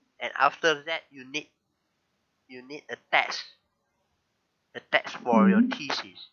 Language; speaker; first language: English; non-native, learner; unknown